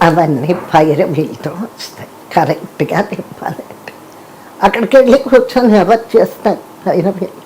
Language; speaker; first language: Telugu; native; Telugu